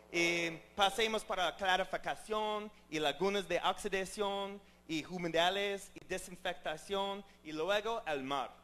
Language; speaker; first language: Spanish; non-native, learner; English